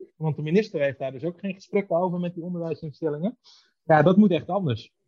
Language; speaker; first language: Dutch; native; Dutch